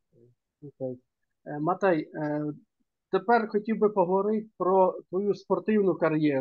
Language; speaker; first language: Ukrainian; native; Ukrainian